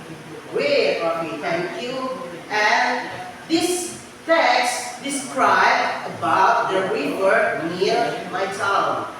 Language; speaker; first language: English; non-native, learner; Indonesian